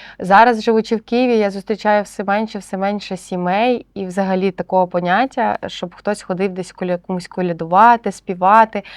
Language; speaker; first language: Ukrainian; native; Ukrainian